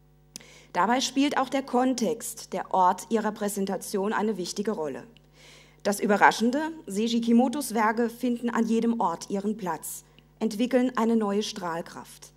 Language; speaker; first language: German; native; German